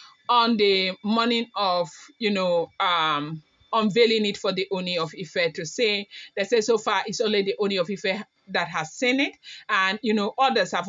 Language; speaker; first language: English; non-native, local second language; Yoruba